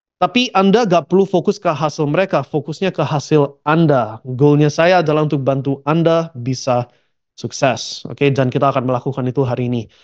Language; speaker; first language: Indonesian; early bilingual, heritage; Indonesian